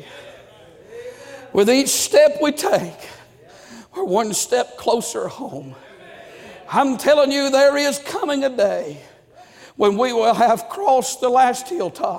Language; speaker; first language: English; native; English